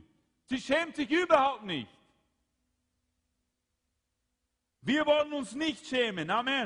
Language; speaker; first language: German; non-native, fluent; Swedish